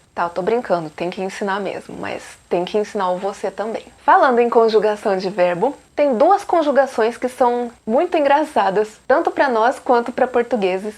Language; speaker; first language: Portuguese; native; Portuguese